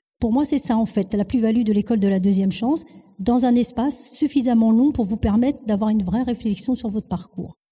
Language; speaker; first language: French; early bilingual, other home language; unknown